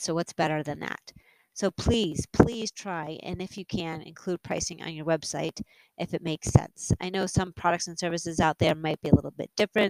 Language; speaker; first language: English; native; English